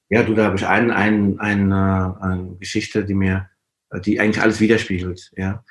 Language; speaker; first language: German; non-native, fluent; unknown